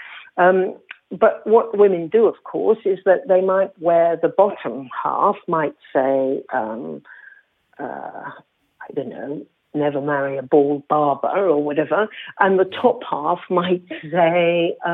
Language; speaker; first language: English; native; English